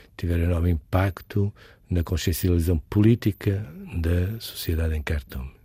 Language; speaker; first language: Portuguese; native; Portuguese